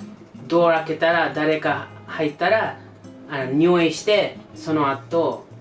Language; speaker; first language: Japanese; non-native, learner; English